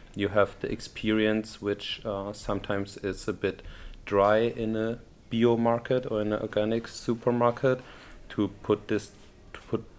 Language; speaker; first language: English; non-native, fluent; German